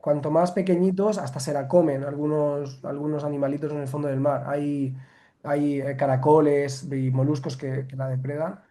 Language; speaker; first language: Spanish; native; Spanish